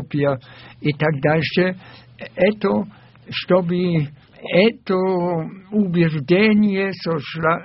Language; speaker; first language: Russian; non-native, fluent; German